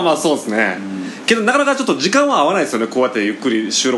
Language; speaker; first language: Japanese; native; Japanese